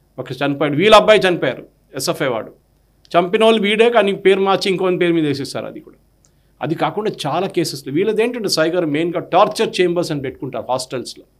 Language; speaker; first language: Telugu; non-native, local second language; Malayalam